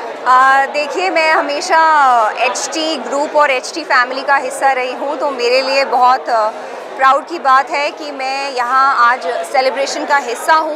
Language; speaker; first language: Hindi; native; Hindi